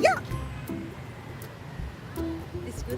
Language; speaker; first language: English; non-native, learner; Vietnamese